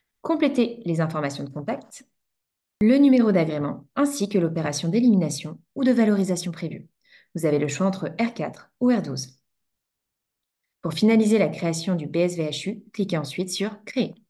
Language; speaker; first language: French; native; French